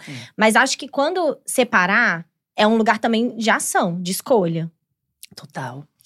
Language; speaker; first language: Portuguese; native; Portuguese